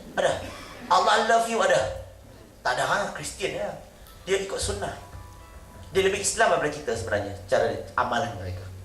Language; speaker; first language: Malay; non-native, local second language; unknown